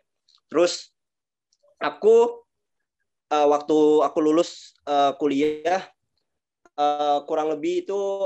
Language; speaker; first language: Indonesian; native; Indonesian